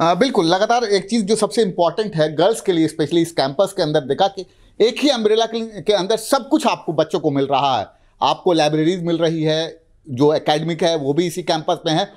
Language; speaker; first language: Hindi; native; Hindi